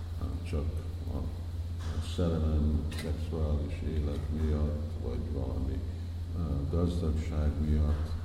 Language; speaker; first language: Hungarian; early bilingual, heritage; Hungarian